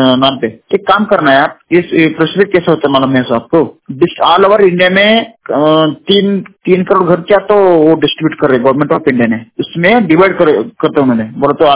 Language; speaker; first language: Hindi; non-native, local second language; Kannada